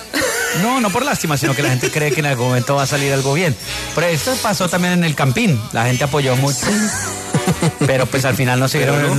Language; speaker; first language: Spanish; native; Spanish